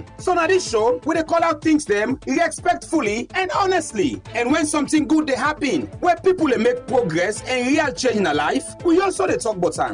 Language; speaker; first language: English; non-native, local second language; Krio